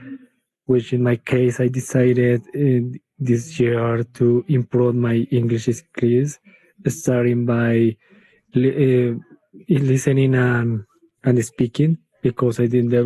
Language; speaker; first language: English; non-native, learner; Spanish